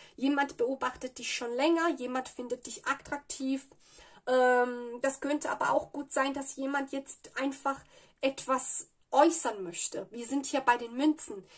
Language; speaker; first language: German; non-native, fluent; Italian